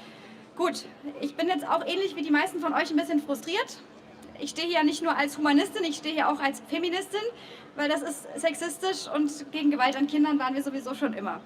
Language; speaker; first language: German; native; German